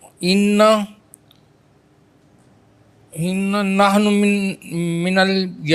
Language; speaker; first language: Arabic; non-native, learner; Urdu